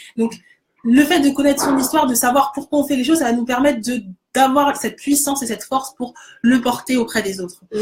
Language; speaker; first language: French; native; French